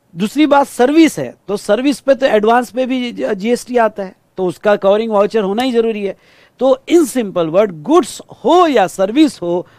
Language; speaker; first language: Hindi; non-native, local second language; Marathi